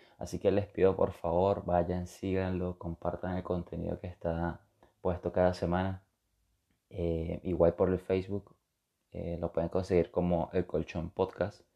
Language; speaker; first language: Spanish; native; Spanish